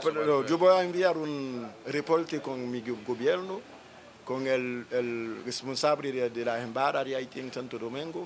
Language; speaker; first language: Spanish; non-native, learner; Haitian Creole